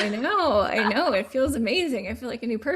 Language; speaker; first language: English; native; English